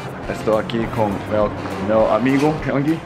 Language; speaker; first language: Portuguese; non-native, learner; English